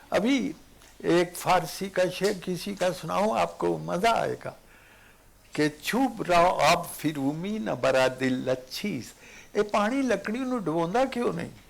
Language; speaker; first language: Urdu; non-native, local second language; Punjabi